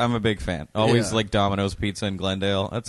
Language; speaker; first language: English; native; English